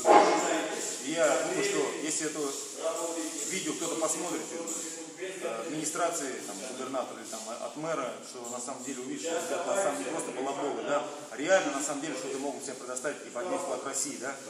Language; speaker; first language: Russian; native; Russian